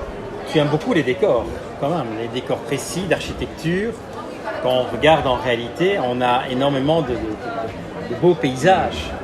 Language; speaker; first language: French; native; French